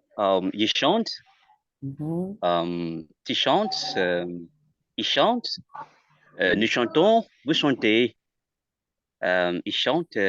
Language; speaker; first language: French; non-native, learner; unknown